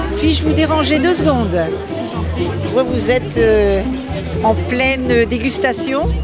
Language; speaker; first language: French; native; French